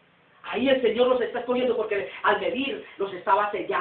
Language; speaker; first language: Spanish; native; Spanish